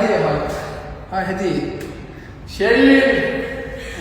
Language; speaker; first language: Arabic; native; Arabic